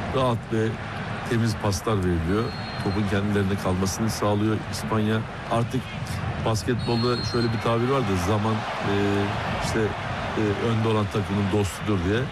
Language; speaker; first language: Turkish; native; Turkish